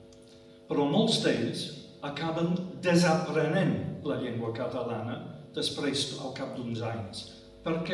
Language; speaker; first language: Catalan; non-native, fluent; English